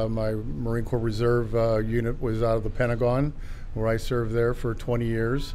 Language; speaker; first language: English; native; English